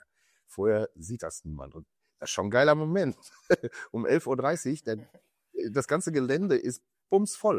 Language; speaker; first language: German; native; German